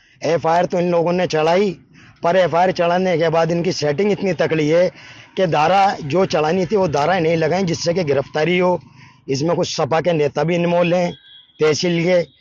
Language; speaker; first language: Hindi; native; Hindi